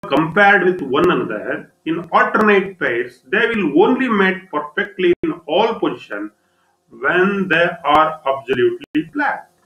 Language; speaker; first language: English; non-native, local second language; Kannada